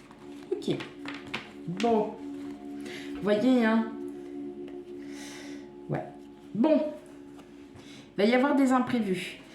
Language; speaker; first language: French; native; French